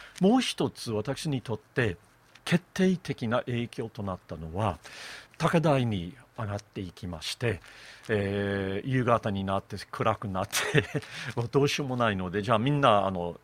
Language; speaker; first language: Japanese; non-native, fluent; English